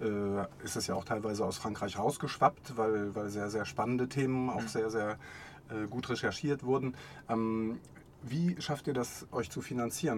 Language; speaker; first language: German; native; German